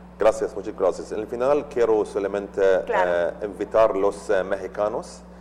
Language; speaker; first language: Spanish; non-native, learner; Arabic